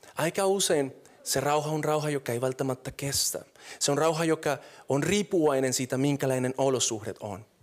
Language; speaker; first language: Finnish; non-native, fluent; Spanish